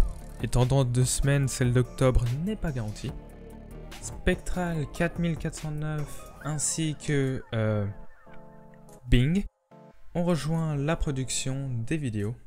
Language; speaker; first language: French; native; French